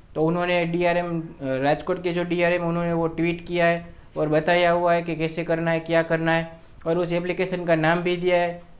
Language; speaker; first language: Hindi; non-native, local second language; Gujarati